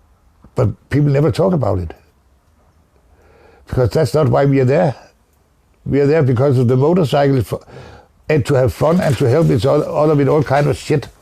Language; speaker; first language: English; non-native, fluent; Danish